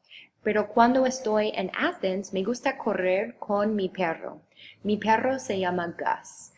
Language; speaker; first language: Spanish; non-native, fluent; English